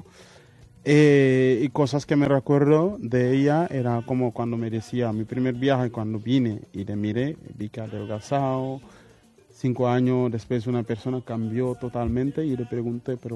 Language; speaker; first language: Spanish; non-native, fluent; Wolof